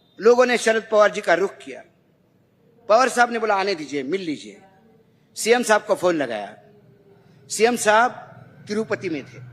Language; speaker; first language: Hindi; non-native, local second language; Marathi